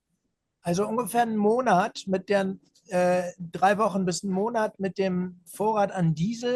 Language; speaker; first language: German; native; German